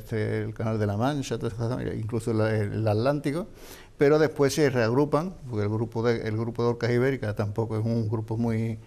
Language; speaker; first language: Spanish; native; Spanish